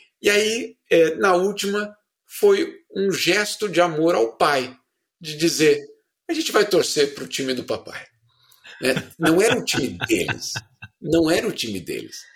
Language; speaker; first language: Portuguese; native; Portuguese